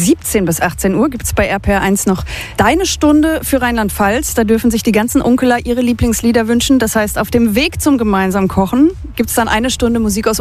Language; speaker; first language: German; native; German